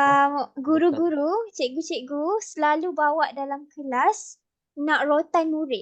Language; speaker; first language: Malay; native; Malay